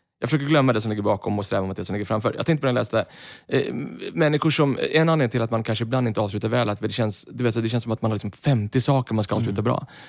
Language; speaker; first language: Swedish; native; Swedish